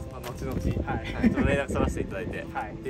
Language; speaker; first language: Japanese; native; Japanese